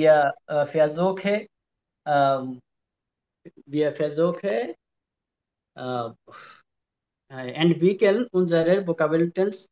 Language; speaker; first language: German; non-native, learner; Bangla